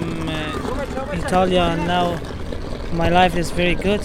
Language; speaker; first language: English; non-native, learner; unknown